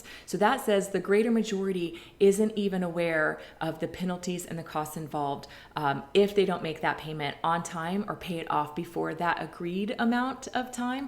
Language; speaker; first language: English; native; English